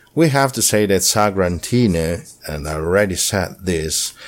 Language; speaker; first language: English; non-native, fluent; Italian